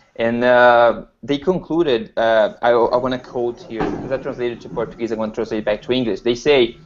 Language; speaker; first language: English; non-native, fluent; Portuguese